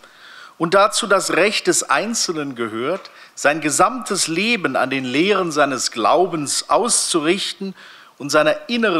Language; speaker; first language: German; native; German